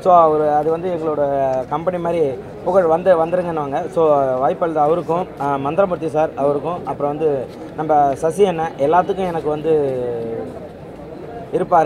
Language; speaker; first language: Tamil; native; Tamil